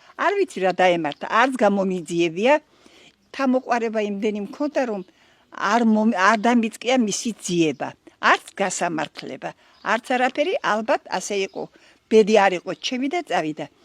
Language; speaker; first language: Georgian; native; Georgian